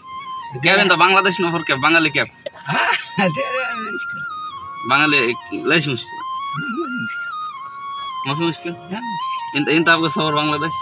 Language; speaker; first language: Arabic; non-native, learner; Bangla